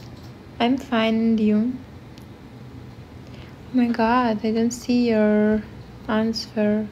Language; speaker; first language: English; non-native, learner; Ukrainian